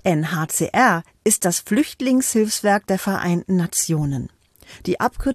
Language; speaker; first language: German; native; German